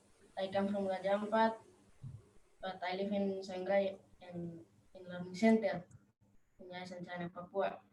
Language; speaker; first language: English; non-native, learner; Indonesian